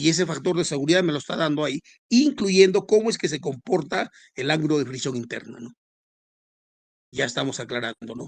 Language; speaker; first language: Spanish; native; Spanish